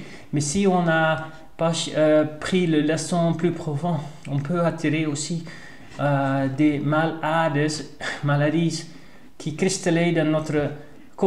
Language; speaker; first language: French; non-native, learner; Dutch